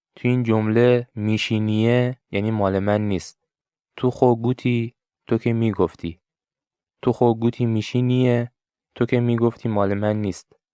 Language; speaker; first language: Persian; non-native, local second language; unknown